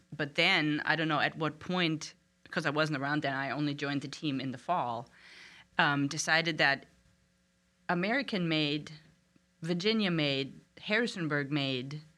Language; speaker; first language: English; non-native, fluent; German